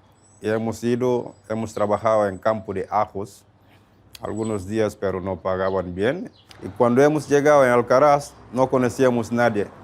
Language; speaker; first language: Spanish; non-native, learner; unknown